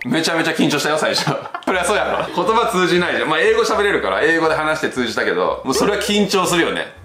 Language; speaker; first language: Japanese; native; Japanese